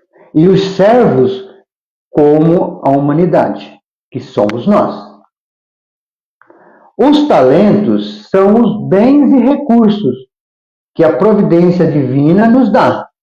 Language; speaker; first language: Portuguese; native; Portuguese